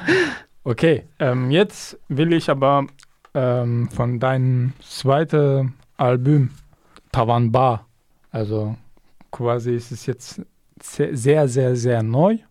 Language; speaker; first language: German; non-native, fluent; Kurdish